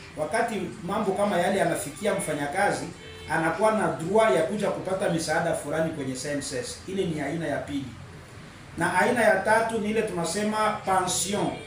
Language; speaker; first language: Swahili; native; Swahili